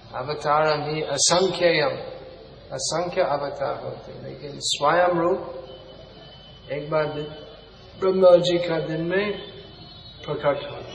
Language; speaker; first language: Hindi; non-native, fluent; English